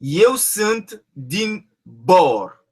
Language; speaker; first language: Romanian; non-native, learner; French